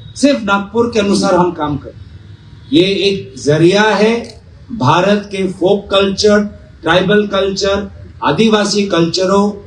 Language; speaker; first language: Hindi; non-native, local second language; Assamese